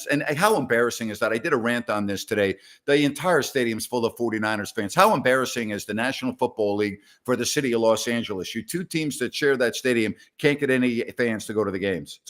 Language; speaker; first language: English; native; English